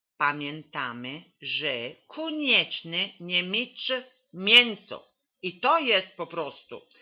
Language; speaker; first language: Polish; non-native, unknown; Italian